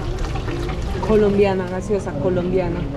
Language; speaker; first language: Spanish; native; Spanish